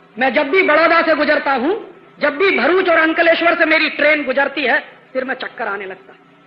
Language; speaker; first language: Hindi; native; Hindi